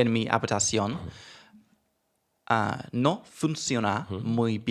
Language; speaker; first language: Spanish; non-native, learner; English